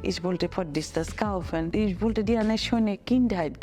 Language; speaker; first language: German; non-native, learner; Bangla